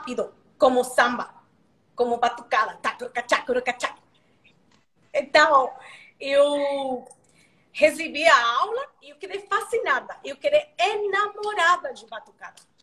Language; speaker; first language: Portuguese; non-native, learner; Spanish